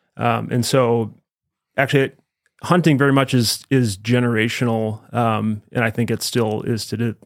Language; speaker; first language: English; native; English